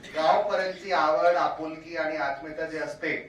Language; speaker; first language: Marathi; non-native, local second language; Hindi